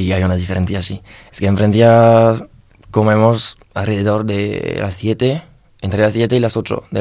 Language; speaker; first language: Spanish; non-native, learner; French